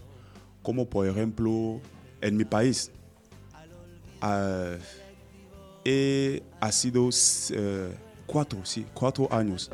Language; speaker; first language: Spanish; non-native, learner; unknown